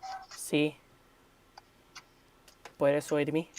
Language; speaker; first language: Spanish; non-native, learner; English